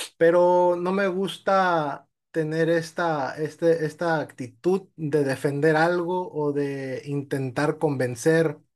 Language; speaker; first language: Spanish; early bilingual, heritage; Spanish